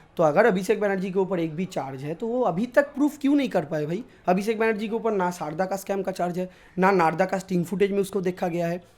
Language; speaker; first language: Hindi; non-native, local second language; Bangla